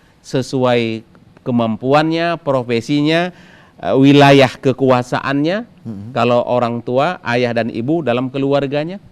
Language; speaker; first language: Indonesian; native; Indonesian